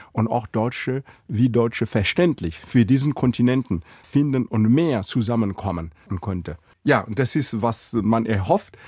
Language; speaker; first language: German; non-native, fluent; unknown